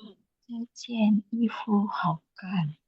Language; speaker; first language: Chinese; non-native, learner; Indonesian